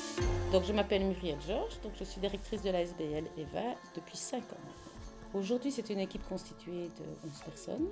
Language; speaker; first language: French; native; French